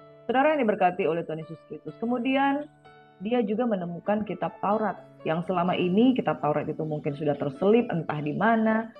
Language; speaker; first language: Indonesian; native; Indonesian